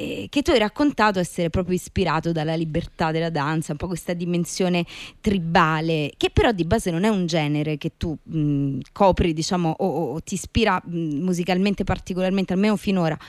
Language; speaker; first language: Italian; native; Italian